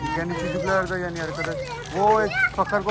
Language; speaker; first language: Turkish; non-native, learner; Urdu